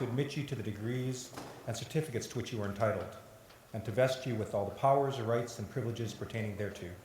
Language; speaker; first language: English; native; English